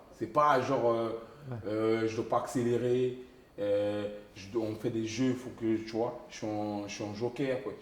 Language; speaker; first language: French; early bilingual, other home language; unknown